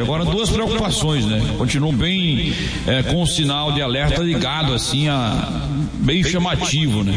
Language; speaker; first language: Portuguese; native; Portuguese